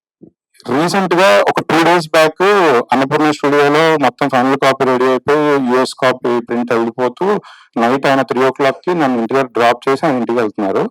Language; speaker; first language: Telugu; native; Telugu